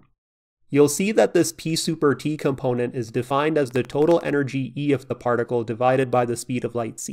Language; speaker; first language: English; native; English